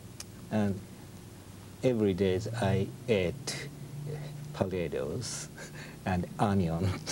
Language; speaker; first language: English; non-native, learner; Japanese